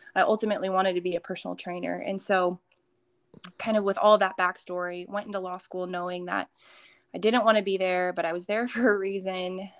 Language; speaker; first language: English; early bilingual, other home language; Hindi